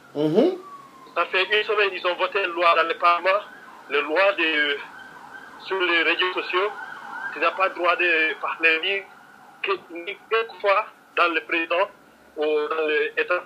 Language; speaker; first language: French; non-native, local second language; Wolof